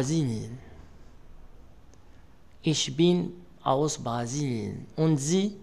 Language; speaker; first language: German; non-native, learner; Arabic